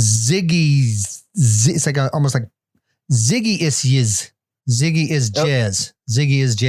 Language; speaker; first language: English; native; English